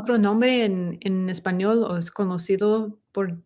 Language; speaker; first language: Spanish; non-native, learner; English